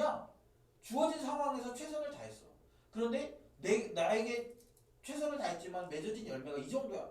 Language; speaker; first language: Korean; native; Korean